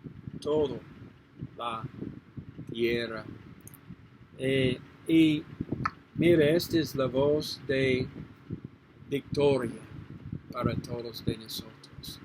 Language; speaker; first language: Spanish; non-native, learner; English